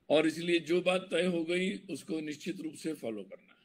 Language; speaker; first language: Hindi; non-native, local second language; Marathi